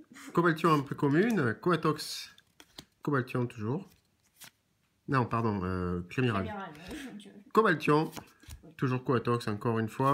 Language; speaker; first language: French; native; French